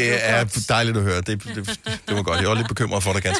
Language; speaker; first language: Danish; native; Danish